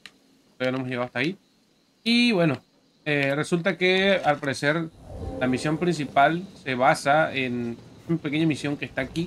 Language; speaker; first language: Spanish; native; Spanish